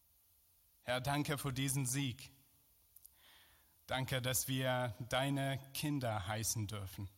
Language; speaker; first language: German; non-native, fluent; Persian